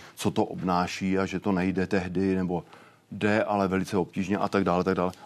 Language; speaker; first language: Czech; native; Czech